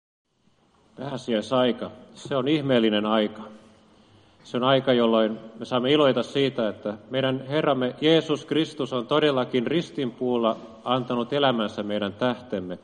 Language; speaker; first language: Finnish; native; Finnish